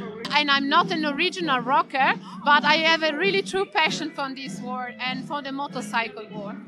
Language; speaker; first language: English; non-native, learner; Italian